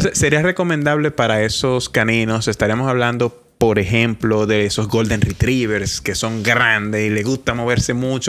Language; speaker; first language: Spanish; native; Spanish